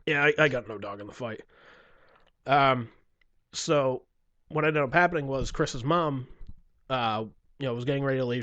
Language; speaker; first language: English; native; English